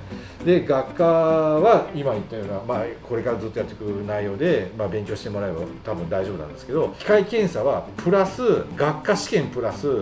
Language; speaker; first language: Japanese; native; Japanese